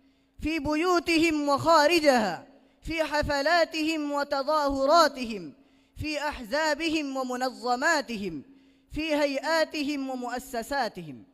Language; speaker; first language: Arabic; non-native, learner; Bangla